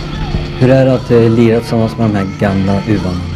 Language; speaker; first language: Swedish; native; Swedish